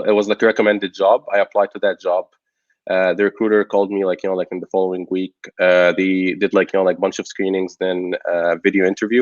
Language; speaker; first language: English; non-native, local second language; Arabic